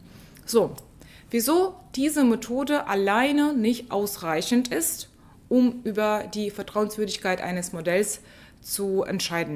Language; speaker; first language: German; non-native, fluent; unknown